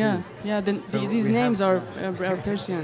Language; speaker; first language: English; non-native, fluent; Persian